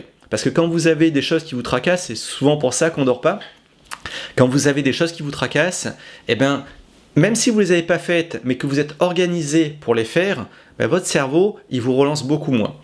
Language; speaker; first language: French; native; French